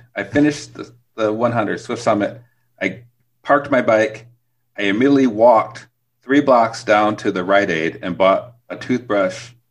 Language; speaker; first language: English; native; English